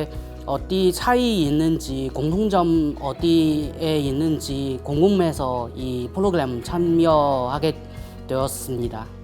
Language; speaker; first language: Korean; non-native, learner; Chinese